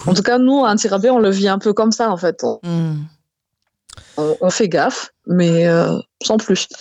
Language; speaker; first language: French; non-native, local second language; Malagasy